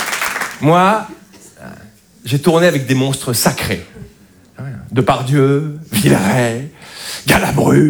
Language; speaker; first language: French; native; French